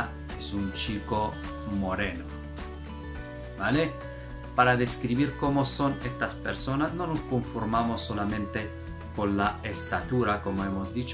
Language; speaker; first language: Spanish; non-native, fluent; Arabic